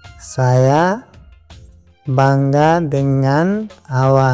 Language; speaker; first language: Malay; non-native, learner; Nepali